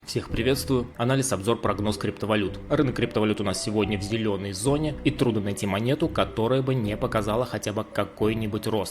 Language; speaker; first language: Russian; native; Russian